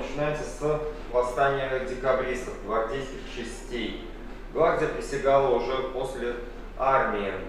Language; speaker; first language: Russian; native; Russian